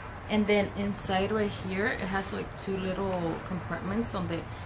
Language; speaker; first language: English; early bilingual, other home language; Spanish